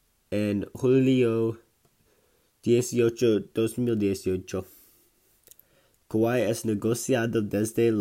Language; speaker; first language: Spanish; non-native, learner; English